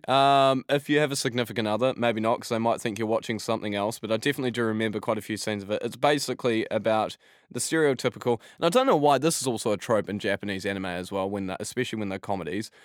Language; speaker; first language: English; native; English